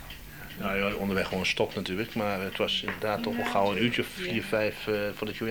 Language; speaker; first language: Dutch; native; Dutch